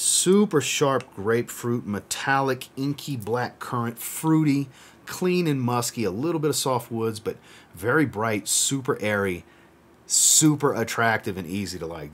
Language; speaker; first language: English; native; English